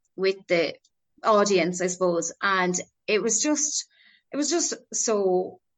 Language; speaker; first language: English; native; English